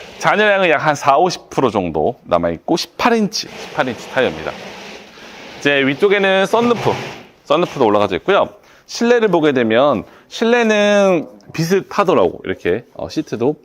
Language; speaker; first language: Korean; native; Korean